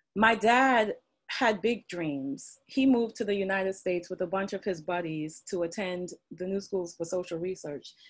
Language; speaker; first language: English; native; English